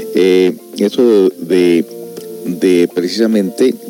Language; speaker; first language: Spanish; early bilingual, heritage; Spanish